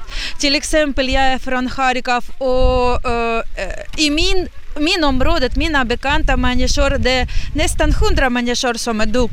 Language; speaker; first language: Swedish; non-native, learner; Ukrainian